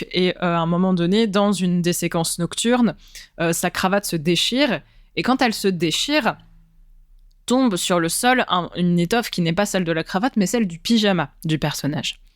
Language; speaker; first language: French; native; French